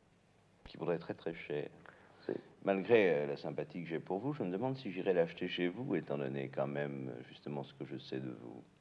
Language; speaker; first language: French; native; French